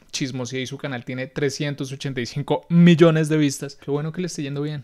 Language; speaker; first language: Spanish; native; Spanish